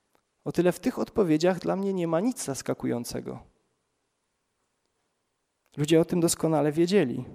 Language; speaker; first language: Polish; native; Polish